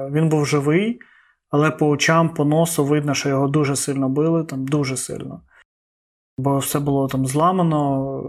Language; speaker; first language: Ukrainian; non-native, local second language; Russian